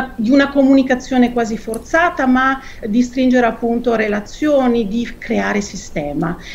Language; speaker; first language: Italian; native; Italian